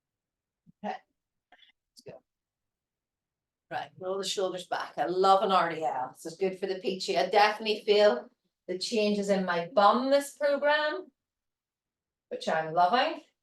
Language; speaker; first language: English; native; English